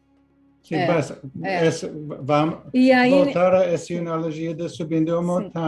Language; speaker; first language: Portuguese; non-native, learner; English